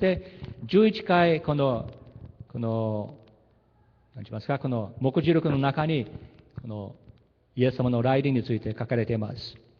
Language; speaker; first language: Japanese; early bilingual, heritage; Japanese